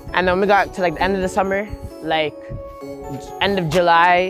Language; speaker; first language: English; native; English